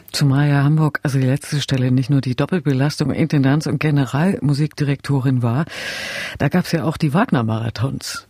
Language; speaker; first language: German; native; German